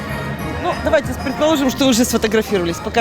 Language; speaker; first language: Russian; native; Russian